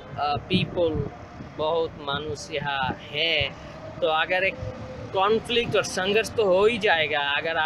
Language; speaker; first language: Hindi; non-native, learner; Bangla